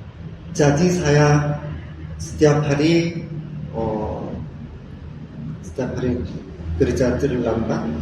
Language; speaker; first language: Indonesian; non-native, learner; Korean